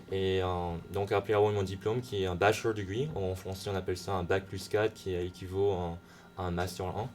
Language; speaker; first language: French; non-native, local second language; Hakka Chinese